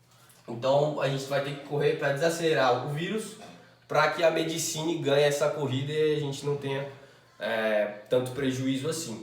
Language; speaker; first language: Portuguese; native; Portuguese